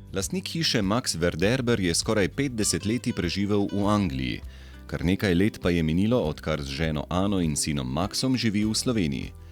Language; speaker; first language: Slovenian; native; Slovenian